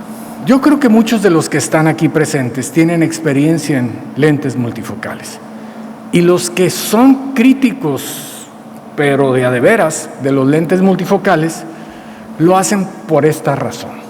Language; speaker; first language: Spanish; native; Spanish